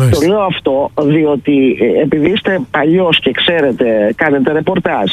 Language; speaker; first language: Greek; native; Greek